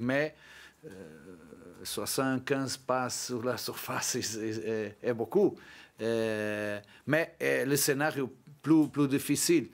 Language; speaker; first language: French; non-native, learner; Portuguese